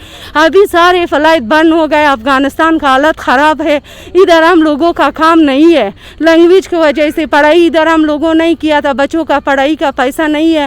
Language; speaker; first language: Hindi; non-native, learner; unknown